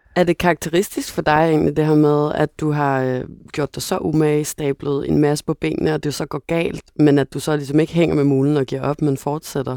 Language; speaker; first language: Danish; native; Danish